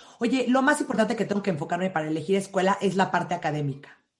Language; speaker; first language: Spanish; native; Spanish